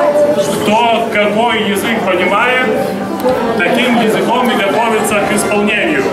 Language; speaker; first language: Russian; non-native, fluent; Lithuanian